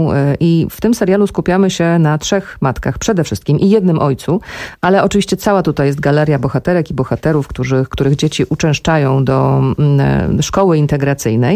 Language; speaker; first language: Polish; native; Polish